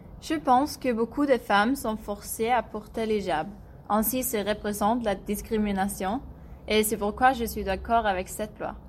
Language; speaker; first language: French; non-native, learner; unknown